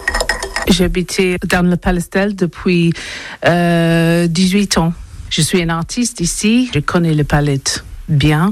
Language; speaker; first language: French; non-native, learner; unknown